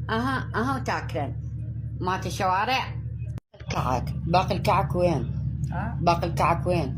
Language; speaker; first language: Arabic; native; Arabic